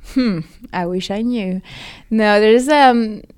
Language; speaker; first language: English; non-native, fluent; French